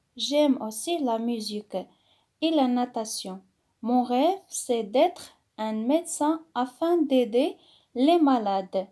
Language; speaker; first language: French; non-native, local second language; Arabic